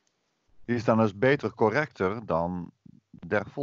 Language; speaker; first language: Dutch; native; Dutch